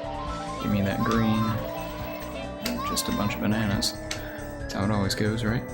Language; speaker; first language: English; native; English